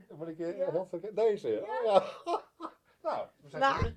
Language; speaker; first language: Dutch; native; Dutch